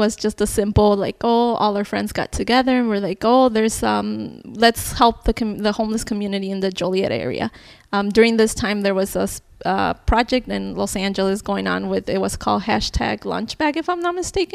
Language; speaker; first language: English; native; English